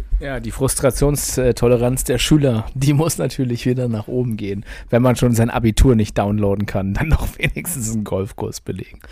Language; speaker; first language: German; native; German